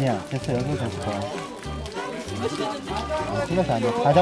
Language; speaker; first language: Korean; native; Korean